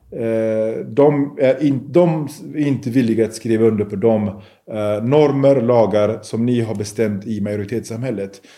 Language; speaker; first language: Swedish; early bilingual, other home language; Persian